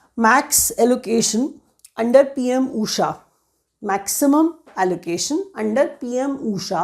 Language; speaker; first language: English; non-native, local second language; Hindi